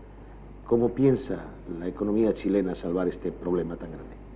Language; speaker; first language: Spanish; native; Spanish